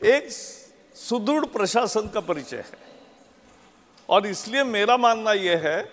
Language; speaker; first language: Hindi; non-native, local second language; Marathi